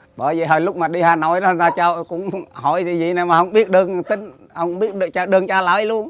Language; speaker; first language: Vietnamese; non-native, local second language; Khmer